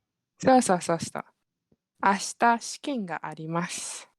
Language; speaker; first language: Japanese; non-native, learner; Malay